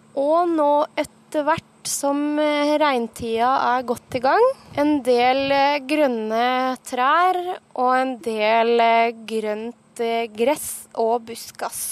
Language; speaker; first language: Norwegian; native; Norwegian